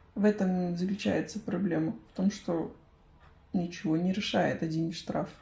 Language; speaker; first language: Russian; non-native, fluent; Spanish